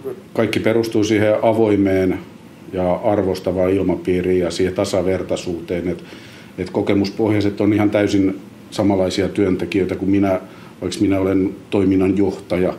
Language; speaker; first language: Finnish; native; Finnish